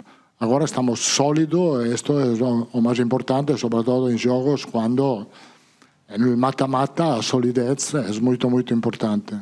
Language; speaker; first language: Portuguese; non-native, learner; Italian